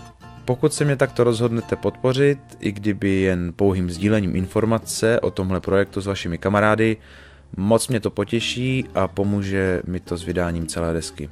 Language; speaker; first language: Czech; native; Czech